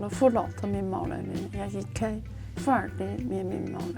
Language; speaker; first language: Norwegian; non-native, learner; Chinese